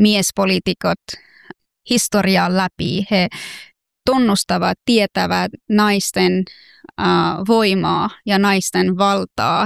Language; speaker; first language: Finnish; non-native, fluent; Persian